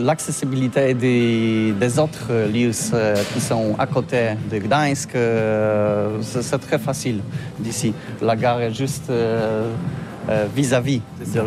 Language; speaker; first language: French; non-native, learner; Polish